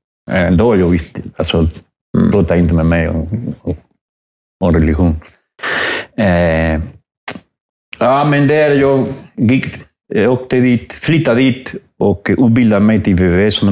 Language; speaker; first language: Swedish; non-native, fluent; Spanish